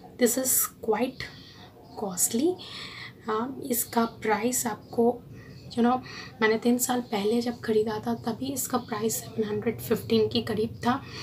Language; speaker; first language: Hindi; non-native, local second language; Bangla